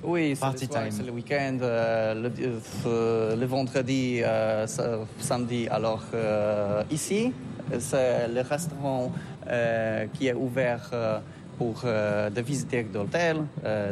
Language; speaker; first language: French; non-native, learner; Polish